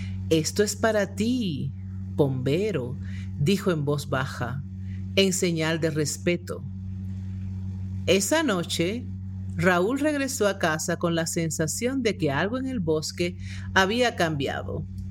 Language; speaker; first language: Spanish; native; Spanish